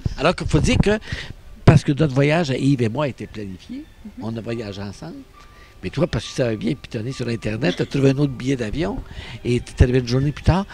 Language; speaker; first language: French; native; French